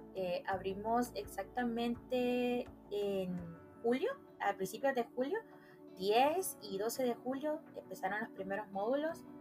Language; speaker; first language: Spanish; native; Spanish